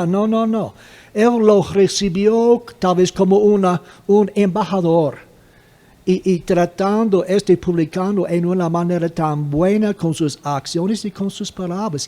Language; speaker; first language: Spanish; non-native, fluent; English